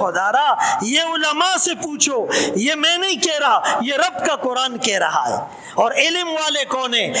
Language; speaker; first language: Urdu; non-native, local second language; Pashto